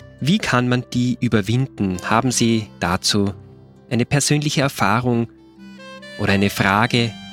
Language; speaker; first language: German; native; German